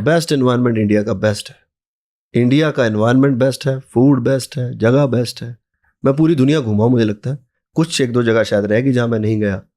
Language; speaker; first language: Hindi; non-native, local second language; Punjabi